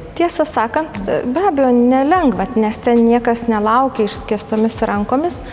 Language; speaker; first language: Lithuanian; native; Lithuanian